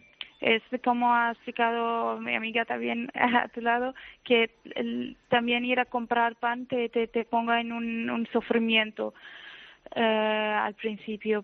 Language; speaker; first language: Spanish; non-native, fluent; Arabic